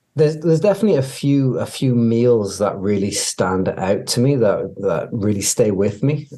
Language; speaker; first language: English; native; English